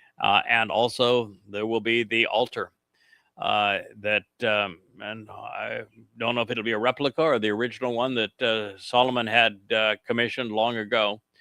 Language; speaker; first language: English; native; English